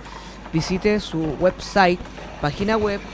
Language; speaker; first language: Spanish; native; Spanish